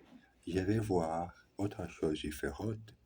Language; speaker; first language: French; non-native, learner; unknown